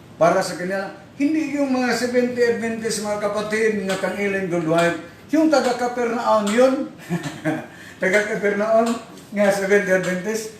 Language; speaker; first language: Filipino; non-native, local second language; Cebuano